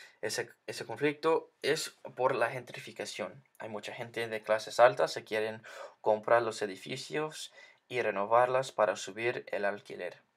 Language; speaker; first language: Spanish; non-native, learner; English